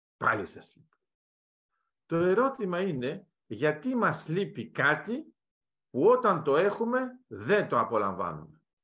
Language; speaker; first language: Greek; early bilingual, heritage; Greek